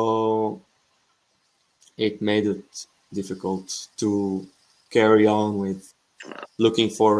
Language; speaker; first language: English; non-native, fluent; Arabic